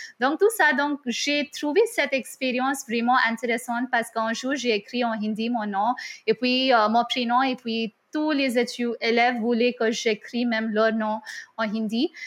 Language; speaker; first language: French; non-native, fluent; Hindi